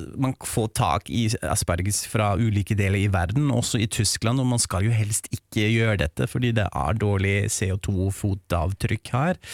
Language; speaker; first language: Norwegian; non-native, fluent; German